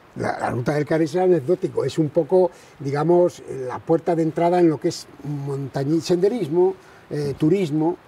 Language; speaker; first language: Spanish; native; Spanish